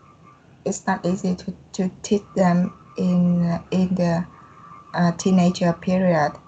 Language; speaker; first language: English; non-native, learner; Vietnamese